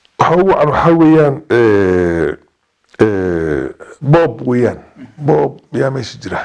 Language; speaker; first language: Somali; native; Somali